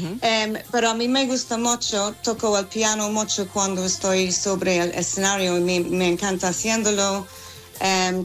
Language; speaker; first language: Spanish; non-native, fluent; English